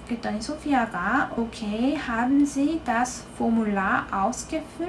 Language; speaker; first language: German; non-native, fluent; Korean